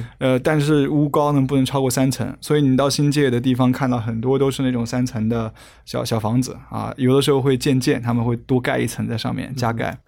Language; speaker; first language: Chinese; native; Chinese